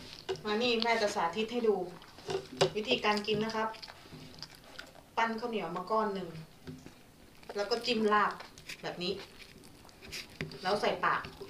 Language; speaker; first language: Thai; native; Thai